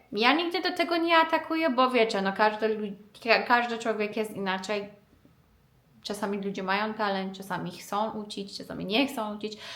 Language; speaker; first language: Polish; non-native, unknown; Persian